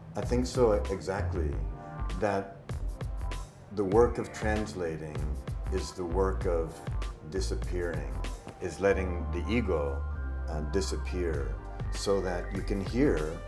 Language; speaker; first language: English; native; English